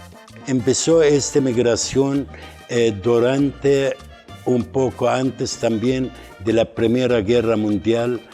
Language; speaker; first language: Spanish; non-native, fluent; Arabic